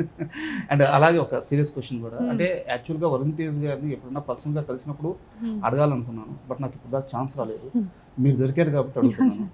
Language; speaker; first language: Telugu; native; Telugu